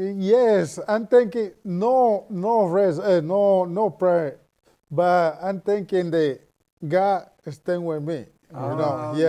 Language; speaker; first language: English; non-native, learner; Spanish